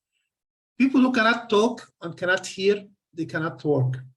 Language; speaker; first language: English; non-native, fluent; Arabic